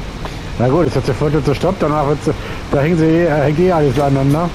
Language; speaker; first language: German; native; German